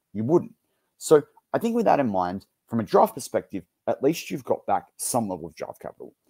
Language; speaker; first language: English; native; English